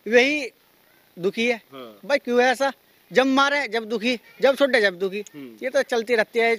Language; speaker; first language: Hindi; native; Hindi